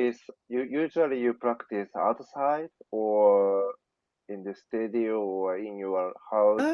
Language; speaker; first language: English; non-native, learner; Japanese